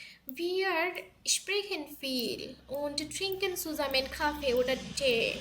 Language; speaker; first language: German; non-native, learner; Bangla